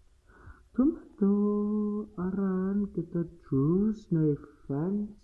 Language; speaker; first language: Welsh; non-native, learner; English